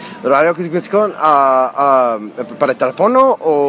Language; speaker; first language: Spanish; early bilingual, heritage; Spanish